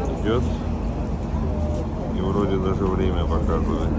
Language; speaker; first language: Russian; native; Russian